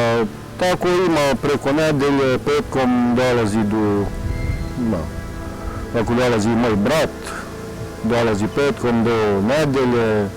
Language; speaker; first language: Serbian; early bilingual, heritage; Serbian